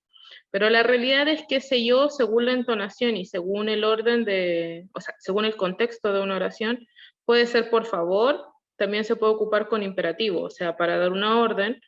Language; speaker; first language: Spanish; non-native, learner; Korean